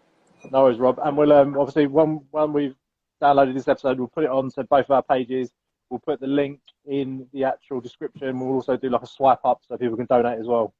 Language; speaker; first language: English; native; English